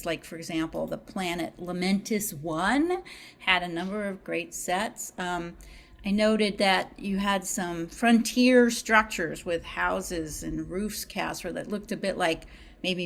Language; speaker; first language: English; native; English